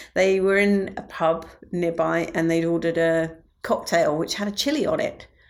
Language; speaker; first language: English; native; English